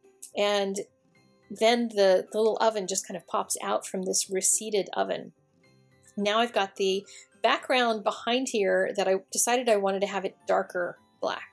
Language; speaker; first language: English; native; English